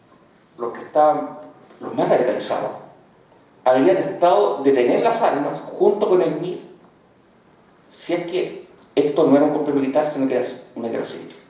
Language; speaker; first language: Spanish; native; Spanish